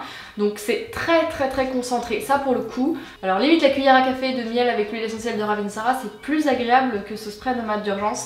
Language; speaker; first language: French; native; French